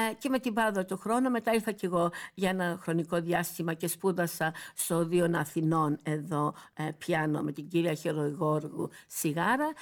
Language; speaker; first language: Greek; early bilingual, heritage; Greek